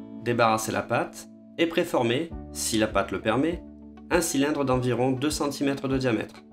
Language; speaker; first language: French; native; French